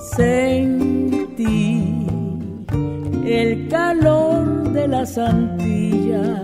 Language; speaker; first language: Spanish; native; Spanish